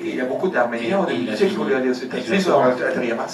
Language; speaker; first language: French; native; French